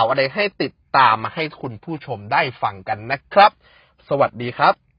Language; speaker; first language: Thai; native; Thai